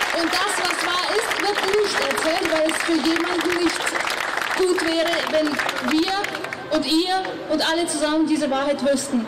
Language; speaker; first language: German; non-native, fluent; Ukrainian